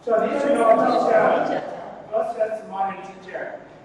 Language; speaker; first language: English; non-native, learner; Vietnamese